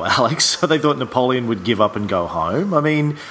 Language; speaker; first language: English; native; English